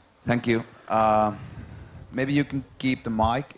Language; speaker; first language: English; non-native, fluent; Finnish